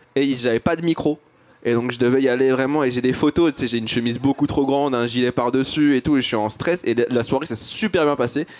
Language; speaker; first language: French; native; French